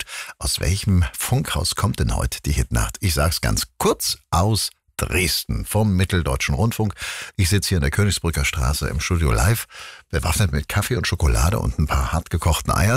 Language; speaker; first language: German; native; German